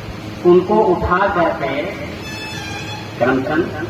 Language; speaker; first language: Urdu; native; Urdu